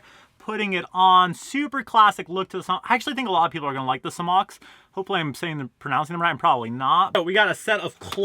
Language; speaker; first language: English; native; English